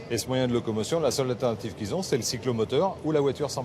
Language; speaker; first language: French; native; French